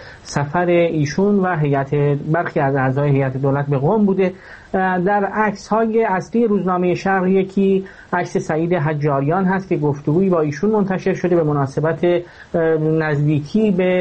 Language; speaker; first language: Persian; native; Persian